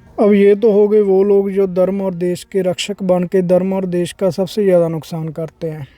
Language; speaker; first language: Hindi; non-native, local second language; Punjabi